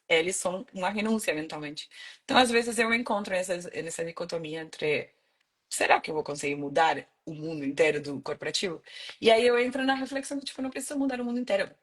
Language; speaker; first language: Portuguese; non-native, fluent; Spanish